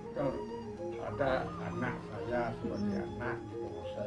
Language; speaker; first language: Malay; non-native, local second language; Balinese